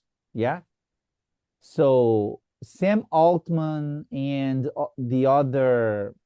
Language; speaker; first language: English; non-native, fluent; Portuguese